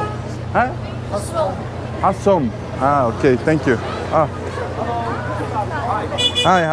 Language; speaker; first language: English; non-native, learner; Turkish